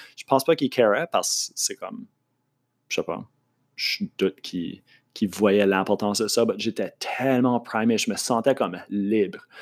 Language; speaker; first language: French; native; French